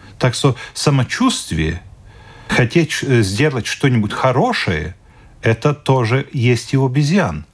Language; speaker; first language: Russian; non-native, local second language; Latvian